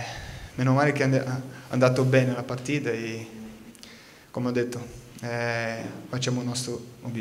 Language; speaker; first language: Italian; non-native, fluent; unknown